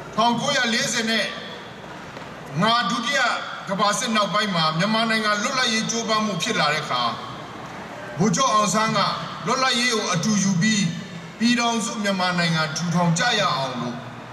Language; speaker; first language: Burmese; non-native, local second language; Hakha Chin